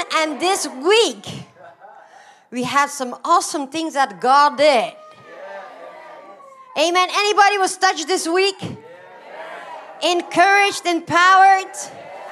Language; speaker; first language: English; non-native, fluent; Dutch